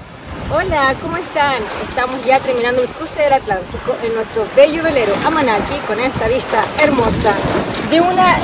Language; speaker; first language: Spanish; native; Spanish